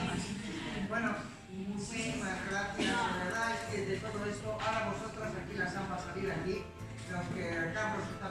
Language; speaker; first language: Spanish; native; Spanish